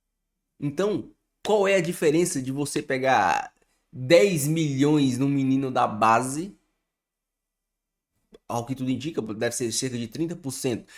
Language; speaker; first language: Portuguese; native; Portuguese